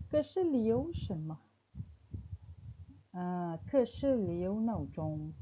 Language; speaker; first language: Chinese; non-native, fluent; Malay